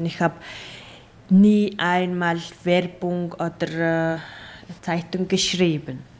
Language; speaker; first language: German; non-native, learner; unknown